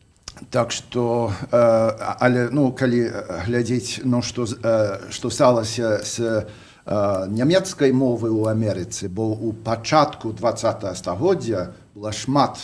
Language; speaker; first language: Belarusian; non-native, fluent; English